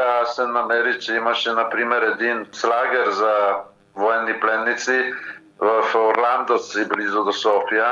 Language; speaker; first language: Bulgarian; non-native, fluent; Italian